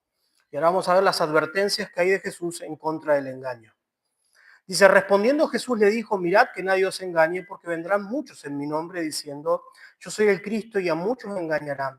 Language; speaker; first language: Spanish; native; Spanish